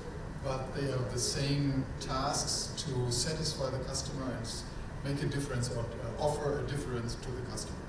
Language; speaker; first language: English; non-native, fluent; German